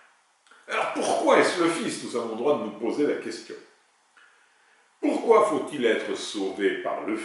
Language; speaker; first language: French; native; French